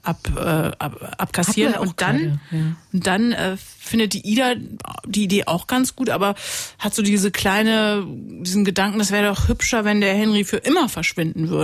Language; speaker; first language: German; native; German